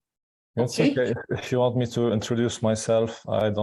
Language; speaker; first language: English; non-native, fluent; Arabic